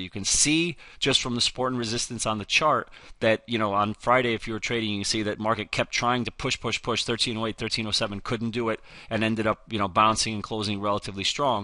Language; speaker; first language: English; native; English